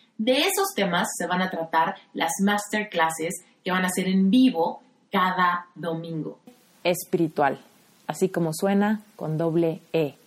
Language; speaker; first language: Spanish; native; Spanish